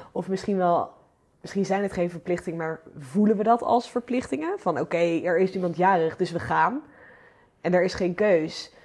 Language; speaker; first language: Dutch; native; Dutch